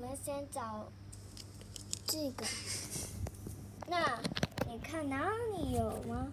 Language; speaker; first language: Chinese; non-native, learner; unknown